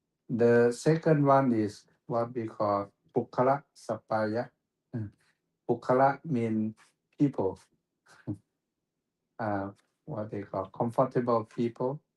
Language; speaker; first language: English; non-native, fluent; Thai